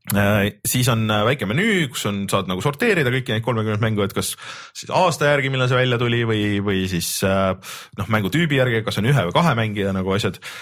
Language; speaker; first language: Estonian; native; Estonian